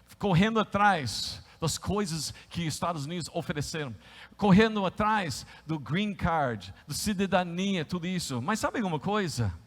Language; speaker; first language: Portuguese; non-native, fluent; English